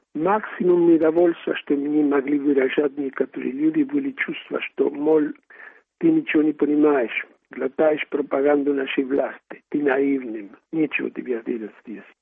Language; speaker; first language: Russian; non-native, fluent; Spanish